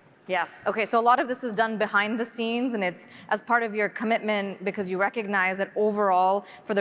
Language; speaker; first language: English; native; English